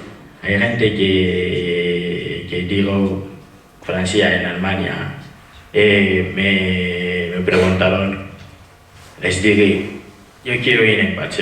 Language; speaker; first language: Spanish; non-native, fluent; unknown